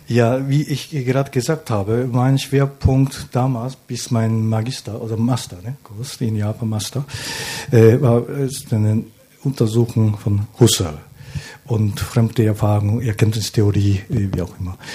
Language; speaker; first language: German; non-native, fluent; Japanese